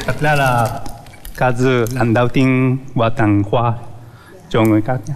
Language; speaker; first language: Vietnamese; non-native, learner; Japanese